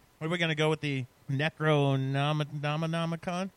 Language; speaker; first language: English; native; English